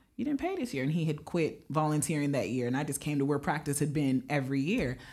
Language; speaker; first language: English; native; English